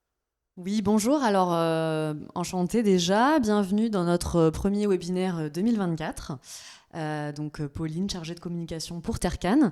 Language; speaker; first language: French; native; French